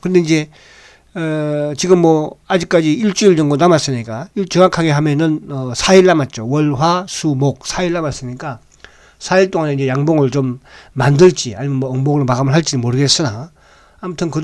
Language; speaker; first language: Korean; native; Korean